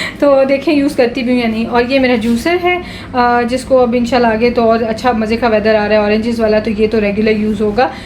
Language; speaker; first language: Urdu; native; Urdu